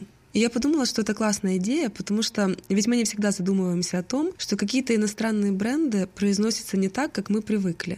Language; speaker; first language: Russian; native; Russian